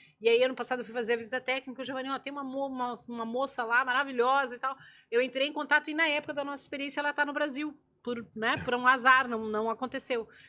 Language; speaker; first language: Portuguese; native; Portuguese